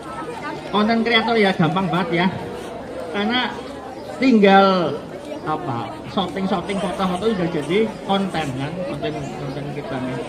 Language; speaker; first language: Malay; non-native, local second language; Javanese